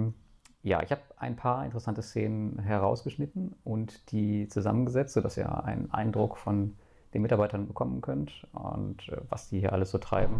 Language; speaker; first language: German; native; German